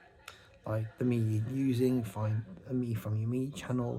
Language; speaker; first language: English; native; English